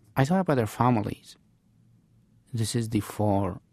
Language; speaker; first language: English; non-native, fluent; Arabic